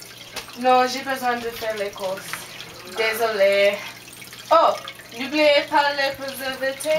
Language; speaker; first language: French; non-native, learner; English